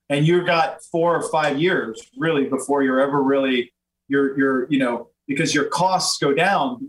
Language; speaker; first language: English; native; English